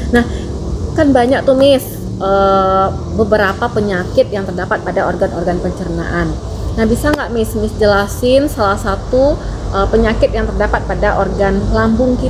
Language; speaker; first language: Indonesian; native; Indonesian